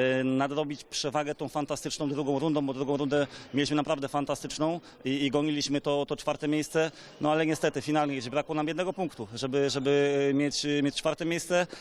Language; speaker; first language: Polish; native; Polish